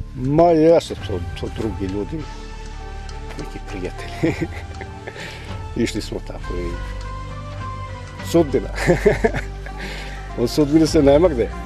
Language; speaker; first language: Serbian; native; Serbian